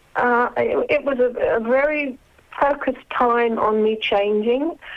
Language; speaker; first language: English; native; English